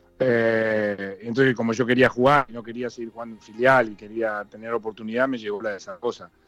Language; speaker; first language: Spanish; native; Spanish